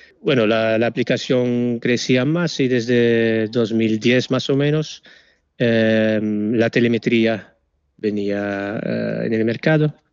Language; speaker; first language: Spanish; non-native, fluent; Dutch